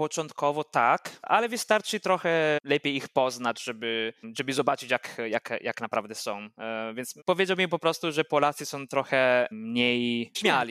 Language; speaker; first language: Polish; non-native, fluent; Italian